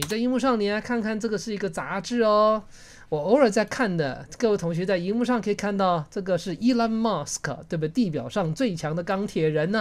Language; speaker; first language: Chinese; native; Chinese